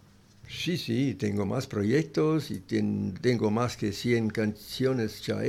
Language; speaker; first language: Spanish; non-native, learner; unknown